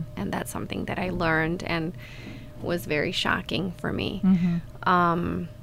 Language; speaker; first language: English; non-native, fluent; Spanish